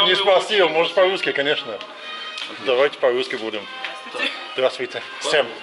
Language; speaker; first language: Russian; non-native, learner; English